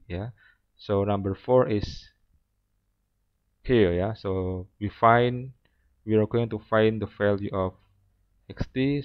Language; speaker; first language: English; non-native, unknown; Indonesian